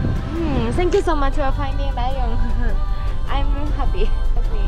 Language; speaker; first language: English; non-native, learner; Japanese